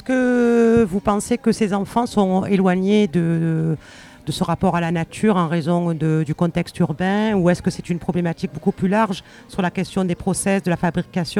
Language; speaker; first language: French; native; French